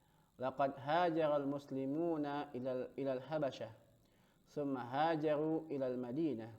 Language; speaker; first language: Arabic; non-native, fluent; Indonesian